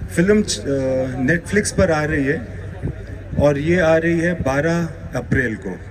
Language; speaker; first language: Hindi; native; Hindi